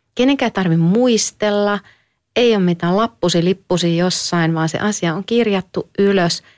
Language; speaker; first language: Finnish; native; Finnish